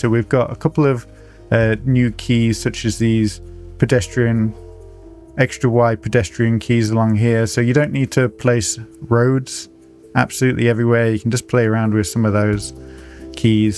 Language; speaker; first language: English; native; English